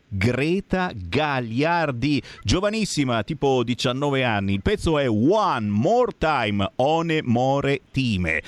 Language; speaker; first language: Italian; native; Italian